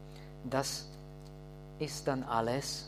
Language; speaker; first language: German; non-native, fluent; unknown